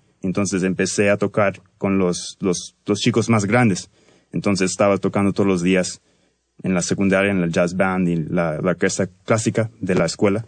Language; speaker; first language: Spanish; early bilingual, heritage; Spanish